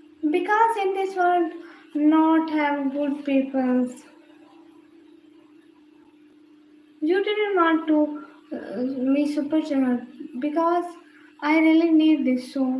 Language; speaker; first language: English; non-native, learner; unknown